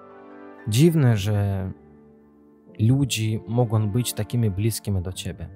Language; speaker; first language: Polish; non-native, learner; Azerbaijani